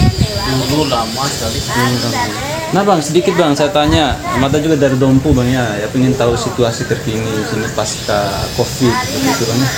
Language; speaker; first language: Indonesian; native; Indonesian